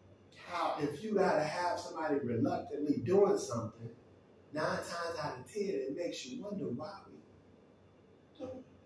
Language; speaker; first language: English; native; English